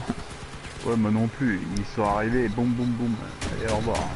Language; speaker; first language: French; native; French